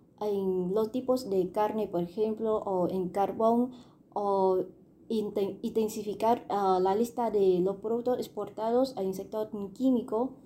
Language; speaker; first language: Spanish; non-native, fluent; Vietnamese